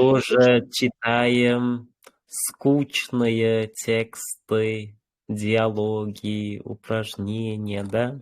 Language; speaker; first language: Russian; non-native, fluent; Uzbek